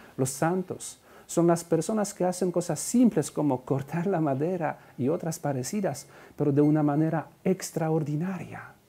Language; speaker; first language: Spanish; non-native, fluent; Polish